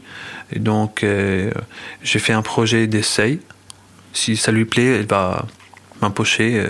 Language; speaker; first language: French; non-native, fluent; Arabic